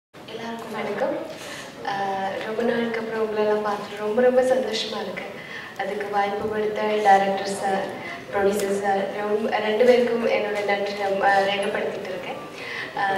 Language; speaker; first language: Tamil; non-native, fluent; Malayalam